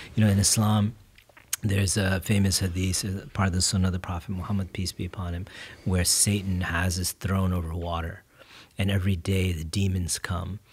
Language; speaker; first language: English; native; English